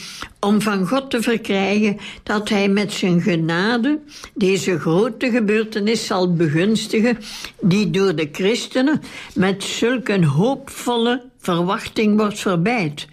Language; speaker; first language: Dutch; native; Dutch